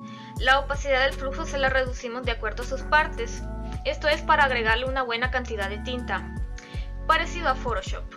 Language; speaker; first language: Spanish; native; Spanish